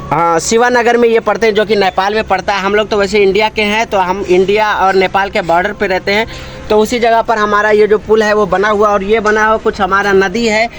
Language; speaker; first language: Hindi; native; Hindi